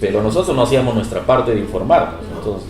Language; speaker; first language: Spanish; native; Spanish